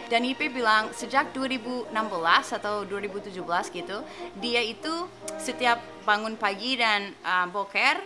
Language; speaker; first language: Indonesian; non-native, fluent; English